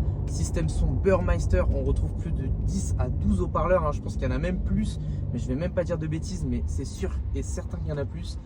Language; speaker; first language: French; native; French